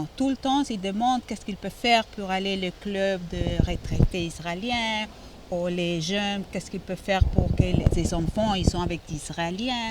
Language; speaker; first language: French; non-native, fluent; Spanish